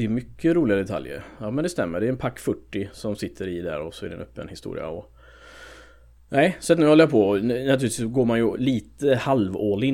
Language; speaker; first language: Swedish; native; Swedish